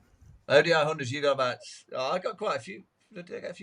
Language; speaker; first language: English; native; English